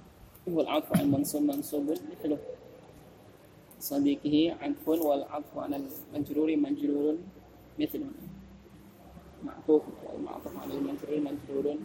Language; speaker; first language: Arabic; non-native, fluent; Indonesian